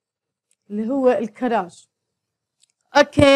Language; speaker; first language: Arabic; native; Arabic